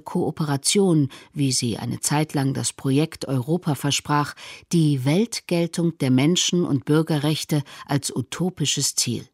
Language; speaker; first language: German; native; German